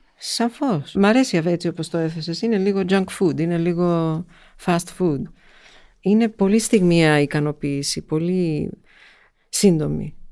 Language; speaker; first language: Greek; early bilingual, heritage; Greek